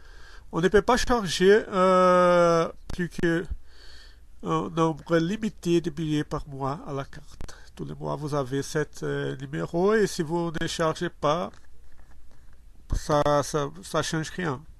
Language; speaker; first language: French; non-native, learner; Portuguese